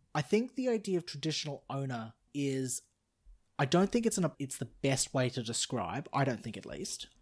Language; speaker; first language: English; native; English